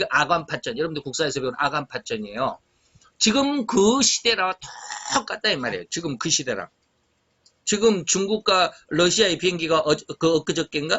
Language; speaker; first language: Korean; native; Korean